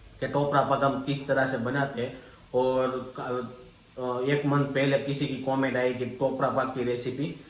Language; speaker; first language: Hindi; non-native, local second language; Gujarati